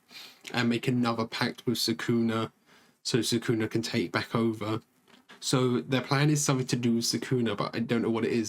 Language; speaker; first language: English; native; English